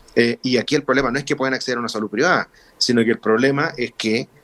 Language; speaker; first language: Spanish; native; Spanish